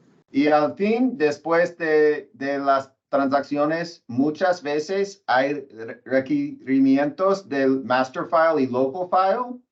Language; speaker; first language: Spanish; non-native, learner; English